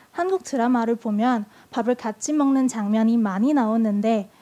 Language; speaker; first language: Korean; non-native, fluent; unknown